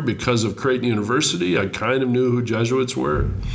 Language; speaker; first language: English; native; English